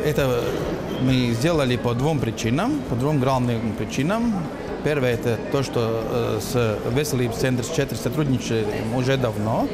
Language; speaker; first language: Russian; non-native, local second language; Latvian